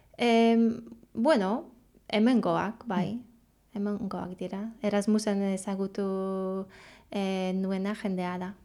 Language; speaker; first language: Basque; non-native, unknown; Polish